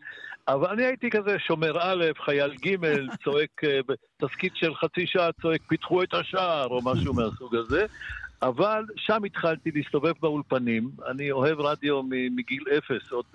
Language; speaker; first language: Hebrew; early bilingual, other home language; Polish